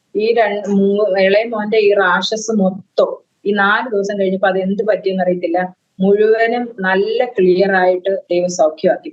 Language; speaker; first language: Malayalam; native; Malayalam